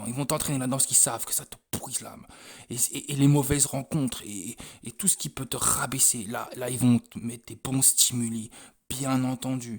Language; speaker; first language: French; native; French